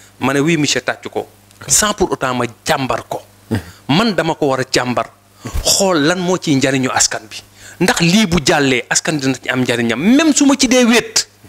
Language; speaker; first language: Wolof; native; Wolof